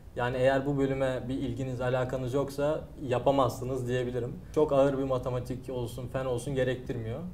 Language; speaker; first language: Turkish; native; Turkish